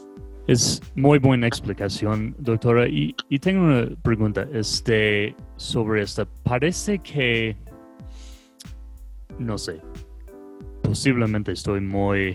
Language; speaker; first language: Spanish; non-native, fluent; English